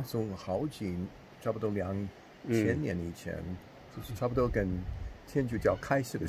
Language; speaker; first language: Chinese; non-native, fluent; English